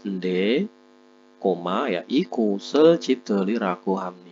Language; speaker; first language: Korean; non-native, fluent; Indonesian